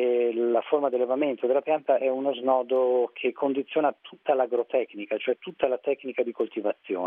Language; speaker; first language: Italian; native; Italian